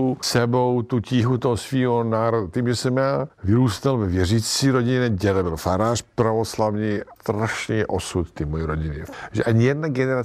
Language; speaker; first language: Czech; non-native, fluent; Serbian